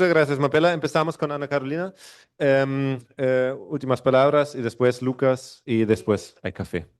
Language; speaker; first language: Spanish; non-native, fluent; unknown